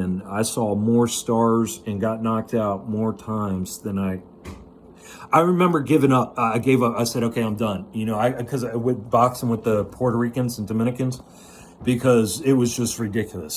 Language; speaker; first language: English; native; English